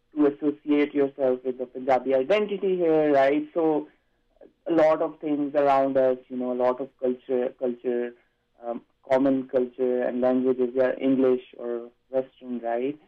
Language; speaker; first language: English; non-native, local second language; Punjabi